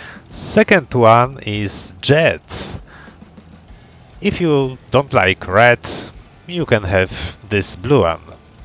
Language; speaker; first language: English; non-native, learner; Polish